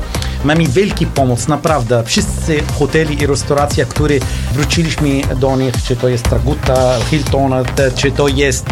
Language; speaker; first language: Polish; non-native, learner; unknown